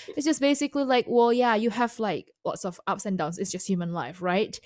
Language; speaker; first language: English; non-native, fluent; Indonesian